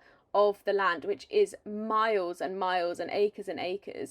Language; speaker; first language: English; native; English